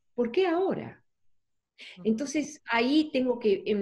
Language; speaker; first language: Spanish; non-native, fluent; Dutch